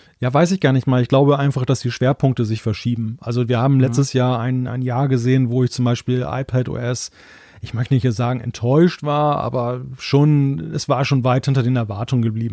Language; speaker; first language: German; native; German